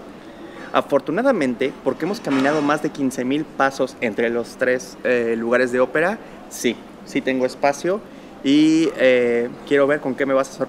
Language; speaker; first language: Spanish; native; Spanish